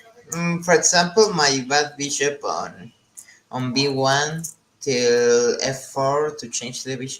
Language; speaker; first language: English; non-native, learner; Spanish